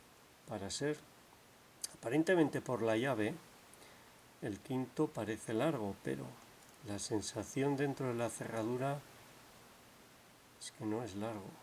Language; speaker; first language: Spanish; native; Spanish